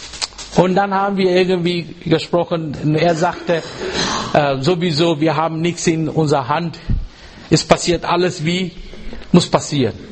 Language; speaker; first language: German; non-native, learner; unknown